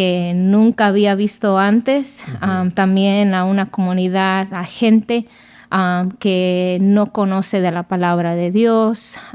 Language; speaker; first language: Spanish; early bilingual, other home language; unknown